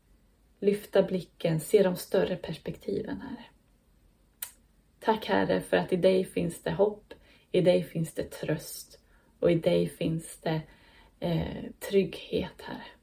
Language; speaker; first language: Swedish; native; Swedish